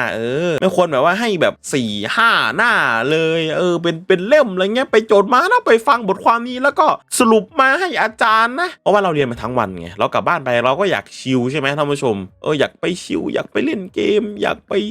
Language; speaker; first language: Thai; native; Thai